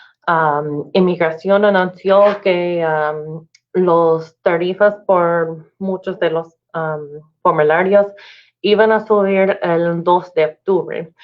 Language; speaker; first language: Spanish; non-native, learner; English